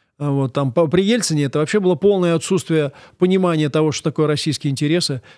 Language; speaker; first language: Russian; native; Russian